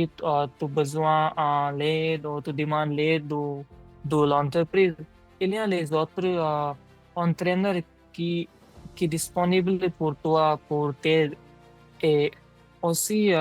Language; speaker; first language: French; non-native, learner; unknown